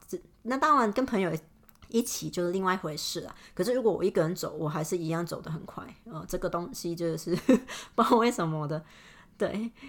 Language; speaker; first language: Chinese; non-native, local second language; Cantonese